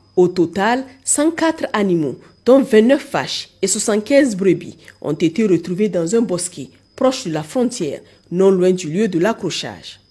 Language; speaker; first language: French; non-native, local second language; Hausa